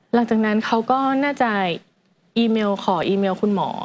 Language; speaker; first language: Thai; native; Thai